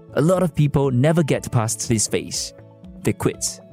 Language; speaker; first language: English; non-native, fluent; Chinese